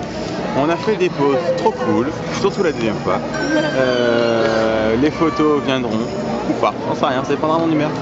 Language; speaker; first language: French; native; French